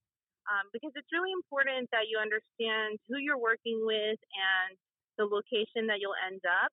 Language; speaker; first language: English; native; English